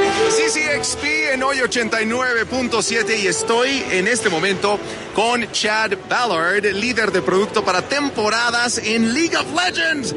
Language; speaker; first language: Spanish; native; Spanish